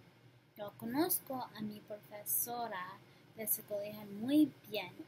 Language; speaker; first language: Spanish; non-native, learner; English